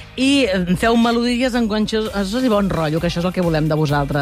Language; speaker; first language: Catalan; native; Catalan